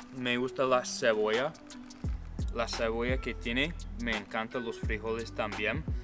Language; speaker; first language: Spanish; non-native, fluent; English